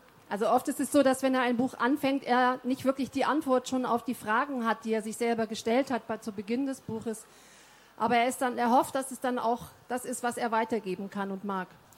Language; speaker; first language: German; native; German